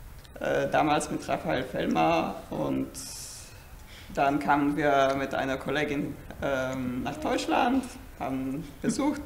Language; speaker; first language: German; non-native, fluent; Polish